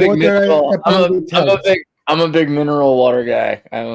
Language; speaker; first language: English; native; English